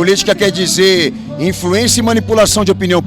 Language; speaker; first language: Portuguese; native; Portuguese